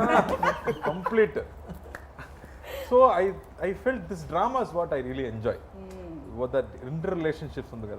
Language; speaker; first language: Telugu; non-native, fluent; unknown